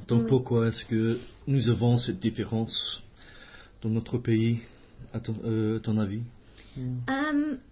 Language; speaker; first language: French; non-native, fluent; English